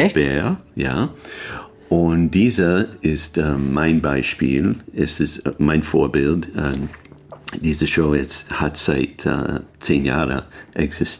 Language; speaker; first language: German; non-native, learner; English